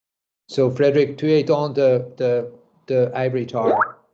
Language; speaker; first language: French; non-native, learner; English